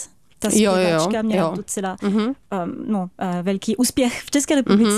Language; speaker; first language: Czech; non-native, fluent; French